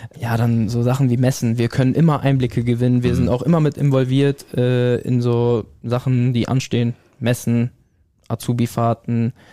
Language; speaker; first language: German; early bilingual, other home language; Italian